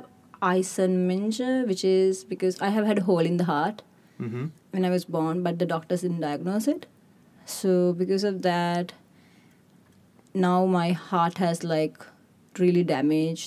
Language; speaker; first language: English; non-native, local second language; Sinhala